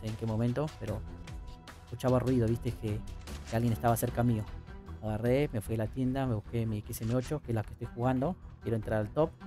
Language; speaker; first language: Spanish; native; Spanish